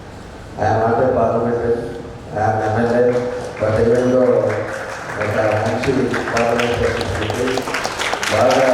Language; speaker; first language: Telugu; native; Telugu